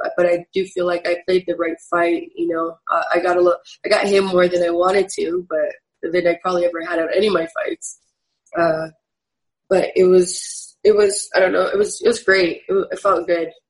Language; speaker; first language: English; native; English